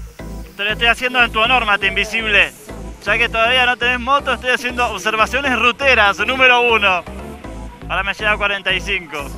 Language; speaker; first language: Spanish; native; Spanish